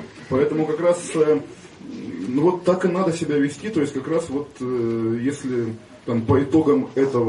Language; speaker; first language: Russian; native; Russian